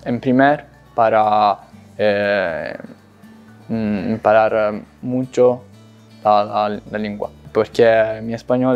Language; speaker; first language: Spanish; non-native, learner; Italian